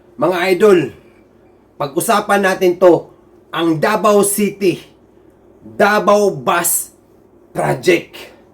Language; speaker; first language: Filipino; non-native, local second language; Cebuano